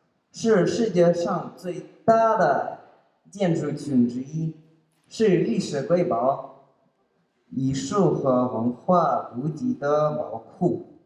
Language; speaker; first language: Chinese; non-native, learner; Russian